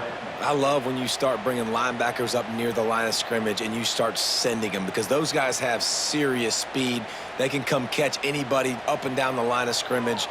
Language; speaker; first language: English; native; English